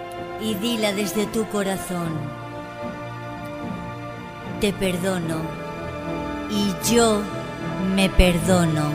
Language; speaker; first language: Spanish; native; Spanish